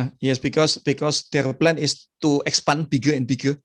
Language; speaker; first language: English; non-native, fluent; Indonesian